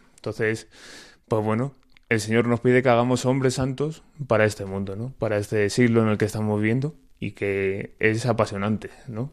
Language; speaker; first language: Spanish; native; Spanish